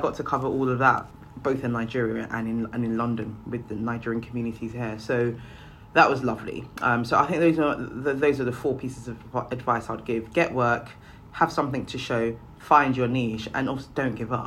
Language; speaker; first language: English; native; English